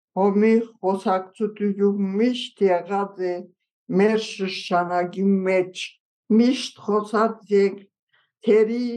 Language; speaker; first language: Armenian; native; Armenian